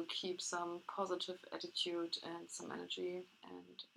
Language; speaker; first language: English; non-native, fluent; German